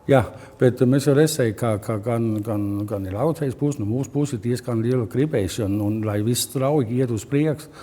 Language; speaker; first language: Latvian; non-native, learner; Danish